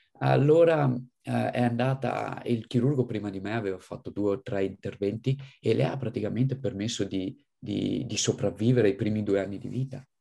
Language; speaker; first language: Italian; native; Italian